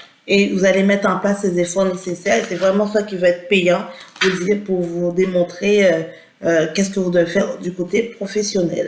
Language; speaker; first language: French; native; French